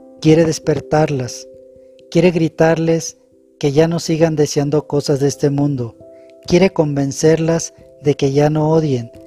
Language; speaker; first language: Spanish; native; Spanish